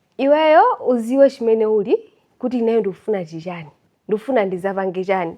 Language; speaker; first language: Nyanja; non-native, local second language; Tumbuka